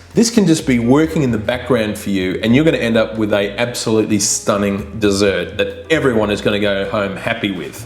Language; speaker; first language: English; native; English